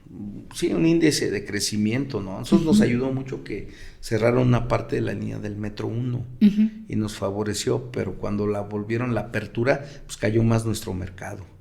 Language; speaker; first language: Spanish; native; Spanish